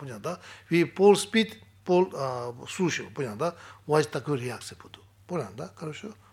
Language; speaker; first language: Russian; non-native, learner; Tibetan